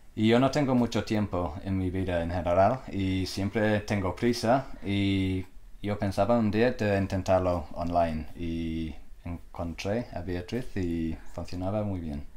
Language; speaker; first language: Spanish; non-native, learner; English